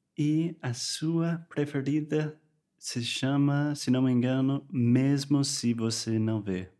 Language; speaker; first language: Portuguese; non-native, fluent; English